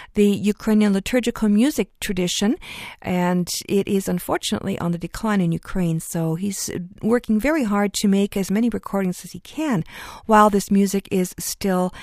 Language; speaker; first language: English; early bilingual, other home language; Ukrainian